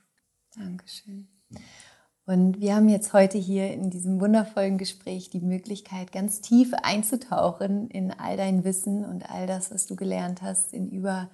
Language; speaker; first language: German; native; German